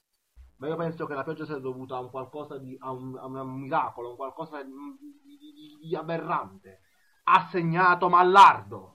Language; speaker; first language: Italian; native; Italian